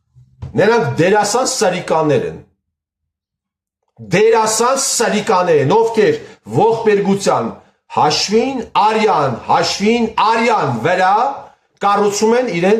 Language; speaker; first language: Armenian; native; Armenian